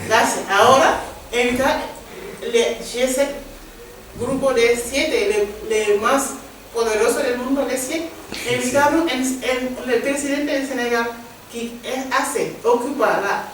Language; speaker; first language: Spanish; non-native, learner; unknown